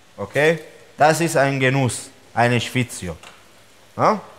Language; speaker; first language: German; non-native, fluent; Italian